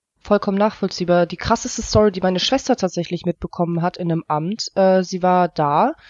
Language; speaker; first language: German; early bilingual, other home language; Russian